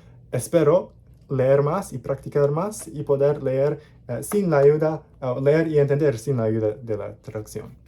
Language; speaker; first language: Spanish; non-native, learner; English